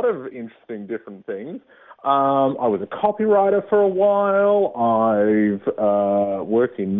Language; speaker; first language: English; native; English